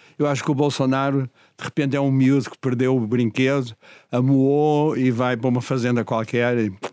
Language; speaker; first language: Portuguese; native; Portuguese